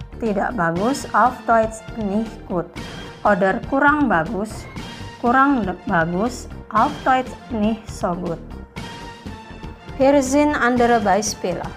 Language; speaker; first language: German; non-native, fluent; Indonesian